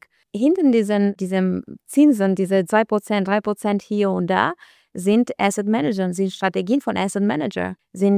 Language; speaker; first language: German; non-native, learner; Albanian